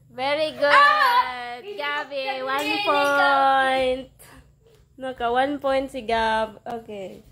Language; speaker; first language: Filipino; non-native, local second language; Bikol